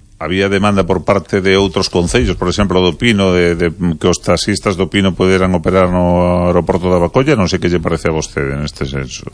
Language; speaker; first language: Galician; non-native, local second language; Spanish